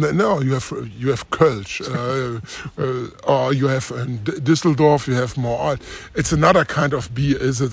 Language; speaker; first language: English; non-native, learner; German